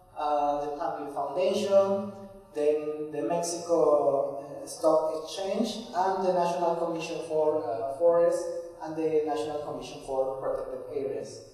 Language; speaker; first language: English; non-native, fluent; Spanish